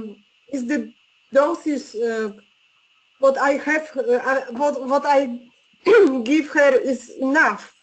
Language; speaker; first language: English; non-native, learner; Polish